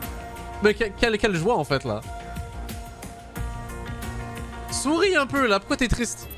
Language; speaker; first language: French; native; French